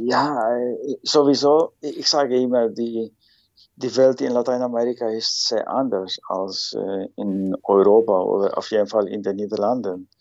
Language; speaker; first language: German; non-native, learner; Spanish